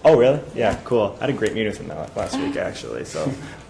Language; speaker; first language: English; native; English